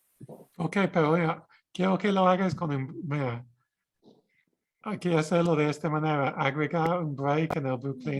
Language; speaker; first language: Spanish; non-native, fluent; English